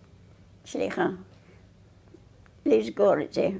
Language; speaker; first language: Hebrew; non-native, fluent; English